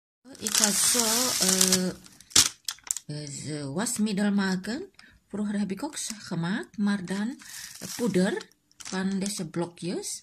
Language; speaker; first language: Dutch; non-native, learner; Indonesian